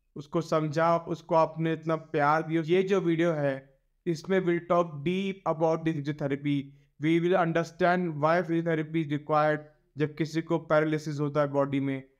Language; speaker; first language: Hindi; native; Hindi